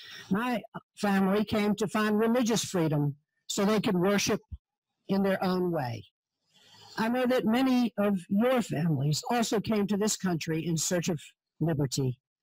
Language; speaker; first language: English; native; English